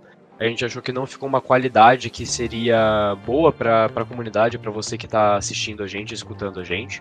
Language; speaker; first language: Portuguese; native; Portuguese